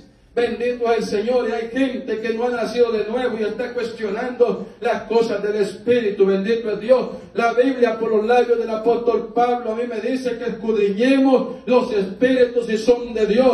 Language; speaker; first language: Spanish; native; Spanish